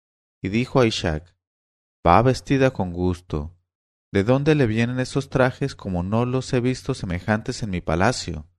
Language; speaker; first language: Spanish; native; Spanish